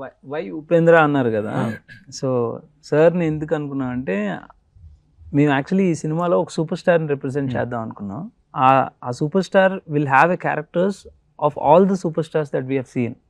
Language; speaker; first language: Telugu; native; Telugu